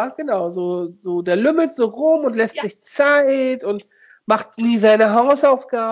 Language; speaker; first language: German; native; German